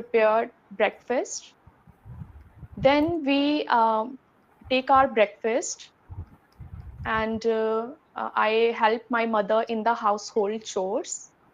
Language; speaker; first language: English; non-native, learner; Hindi